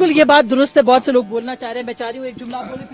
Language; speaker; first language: Urdu; native; Urdu